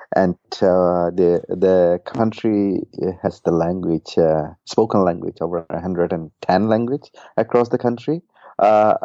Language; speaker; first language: English; non-native, fluent; Burmese